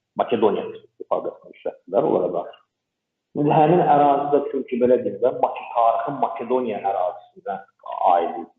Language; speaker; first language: Azerbaijani; non-native, local second language; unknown